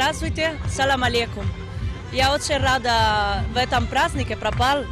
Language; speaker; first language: Russian; non-native, learner; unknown